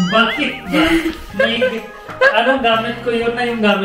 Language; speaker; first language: Filipino; non-native, learner; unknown